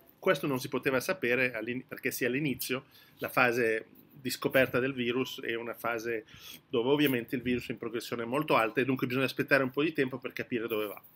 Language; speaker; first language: Italian; early bilingual, heritage; French